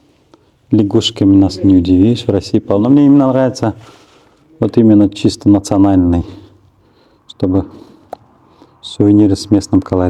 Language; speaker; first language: Russian; native; Russian